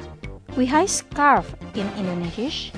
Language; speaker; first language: German; non-native, fluent; Indonesian